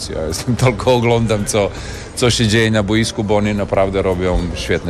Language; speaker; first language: Polish; non-native, fluent; Serbian